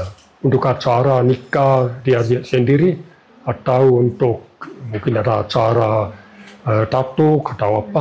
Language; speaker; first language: Indonesian; non-native, learner; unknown